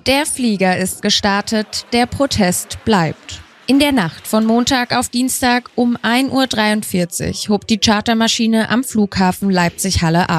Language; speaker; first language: German; native; German